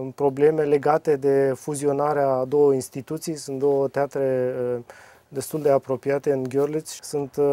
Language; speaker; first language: Romanian; native; Romanian